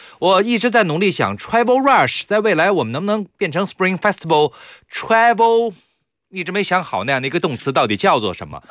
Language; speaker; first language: Chinese; native; Chinese